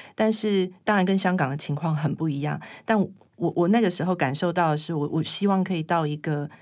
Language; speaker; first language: Chinese; native; Chinese